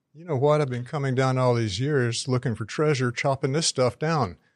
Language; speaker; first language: English; native; English